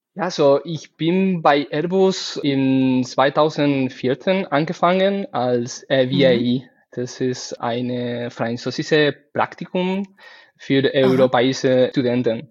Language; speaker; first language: German; non-native, fluent; Spanish